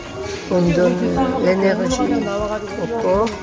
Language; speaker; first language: French; non-native, fluent; Korean